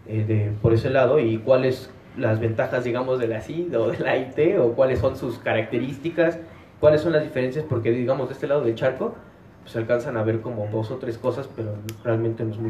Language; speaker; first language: Spanish; native; Spanish